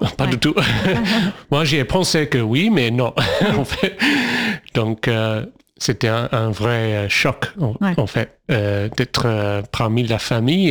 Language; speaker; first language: French; non-native, fluent; English